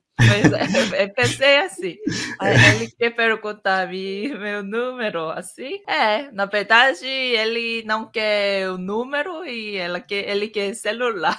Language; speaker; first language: Portuguese; non-native, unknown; Korean